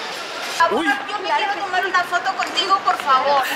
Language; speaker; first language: Spanish; native; Spanish